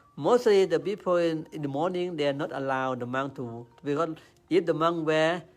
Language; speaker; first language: English; non-native, learner; Thai